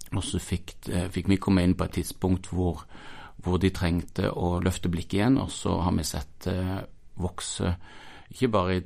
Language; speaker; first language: Norwegian; native; Norwegian